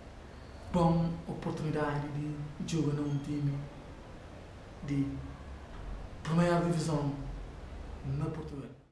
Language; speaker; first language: Portuguese; non-native, learner; Kabuverdianu